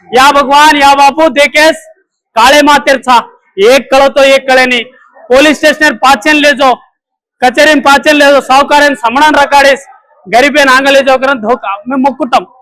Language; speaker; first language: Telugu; non-native, local second language; Lambadi